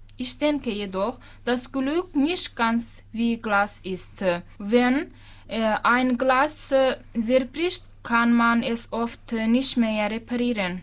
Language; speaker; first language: German; non-native, fluent; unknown